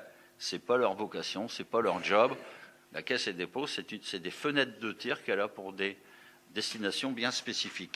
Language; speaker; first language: French; native; French